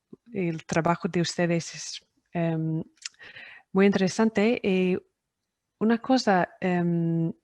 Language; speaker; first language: Spanish; non-native, fluent; English